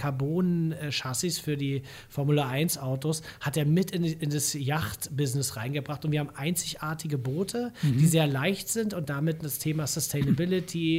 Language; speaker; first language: German; native; German